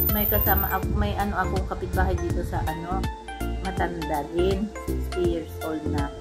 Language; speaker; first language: Filipino; non-native, local second language; Iloko